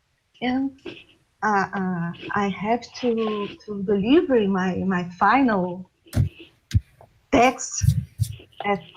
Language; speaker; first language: English; non-native, learner; Portuguese